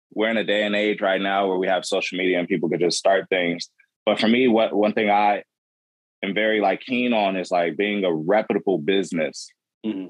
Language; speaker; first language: English; native; English